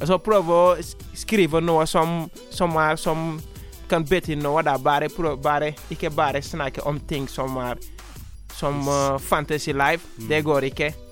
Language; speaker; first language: Norwegian; non-native, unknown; Wolof